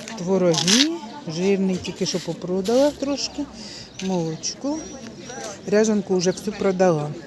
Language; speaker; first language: Ukrainian; native; Ukrainian